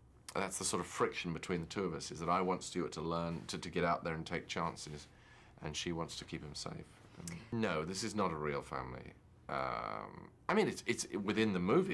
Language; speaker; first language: English; native; English